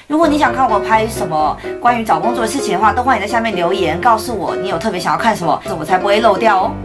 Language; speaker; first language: Chinese; native; Chinese